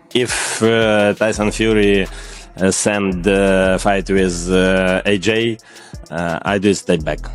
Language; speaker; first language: English; non-native, learner; Ukrainian